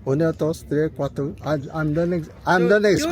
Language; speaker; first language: Spanish; non-native, learner; Cantonese